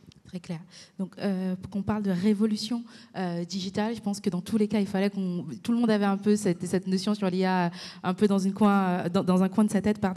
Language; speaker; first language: French; native; French